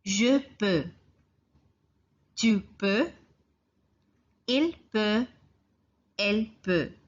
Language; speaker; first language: French; non-native, fluent; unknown